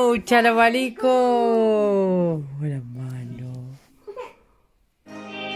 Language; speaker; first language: Spanish; native; Spanish